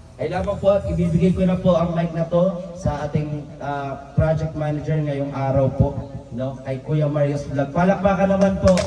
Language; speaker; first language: Filipino; non-native, local second language; Bikol